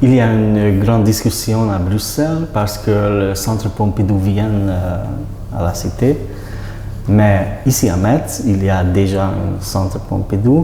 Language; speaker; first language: French; non-native, learner; Hungarian